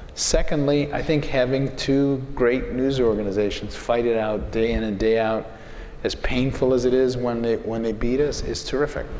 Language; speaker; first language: English; native; English